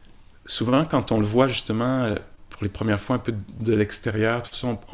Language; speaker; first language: French; native; French